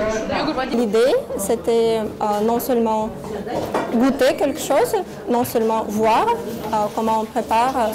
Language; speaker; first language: French; non-native, fluent; Russian